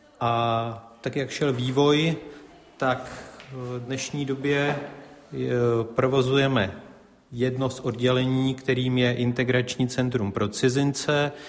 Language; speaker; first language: Czech; native; Czech